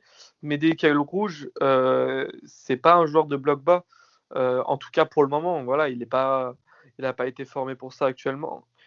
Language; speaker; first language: French; native; French